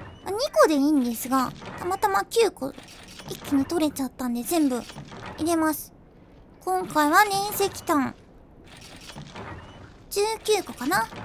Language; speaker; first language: Japanese; native; Japanese